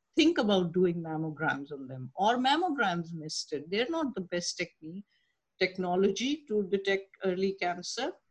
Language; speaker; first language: English; non-native, local second language; Urdu